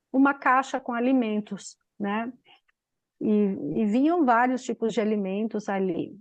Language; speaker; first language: Portuguese; non-native, fluent; Albanian